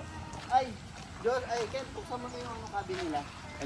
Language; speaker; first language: Filipino; native; Filipino